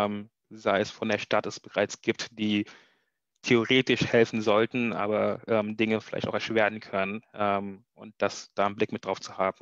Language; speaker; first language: German; native; German